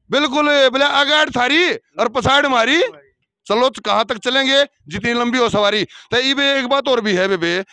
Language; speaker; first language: Hindi; native; Hindi